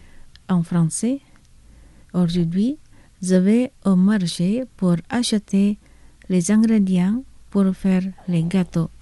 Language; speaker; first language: French; non-native, fluent; Indonesian